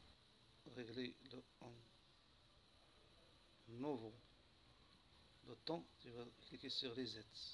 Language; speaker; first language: French; non-native, local second language; Arabic